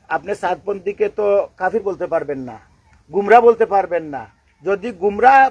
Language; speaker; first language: Bangla; non-native, local second language; Sylheti